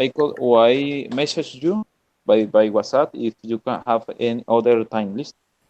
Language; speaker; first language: English; non-native, learner; Spanish